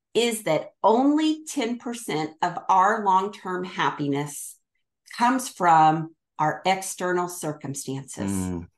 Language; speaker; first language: English; native; English